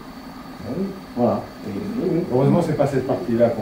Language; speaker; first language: French; native; French